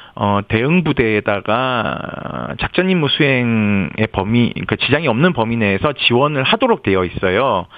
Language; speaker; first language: Korean; native; Korean